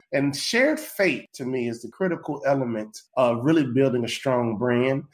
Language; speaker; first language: English; native; English